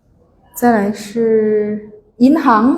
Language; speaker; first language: Chinese; non-native, fluent; Indonesian